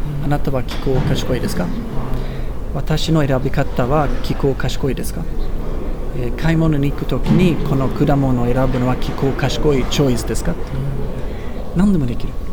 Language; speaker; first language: Japanese; non-native, fluent; Swedish